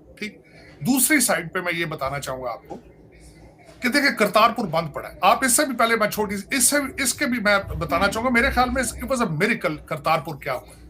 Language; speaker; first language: Urdu; non-native, local second language; Punjabi